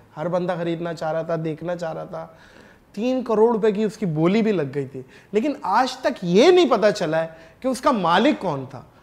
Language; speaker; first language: Urdu; native; Urdu